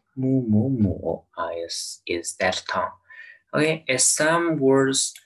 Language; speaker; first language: English; non-native, learner; Chinese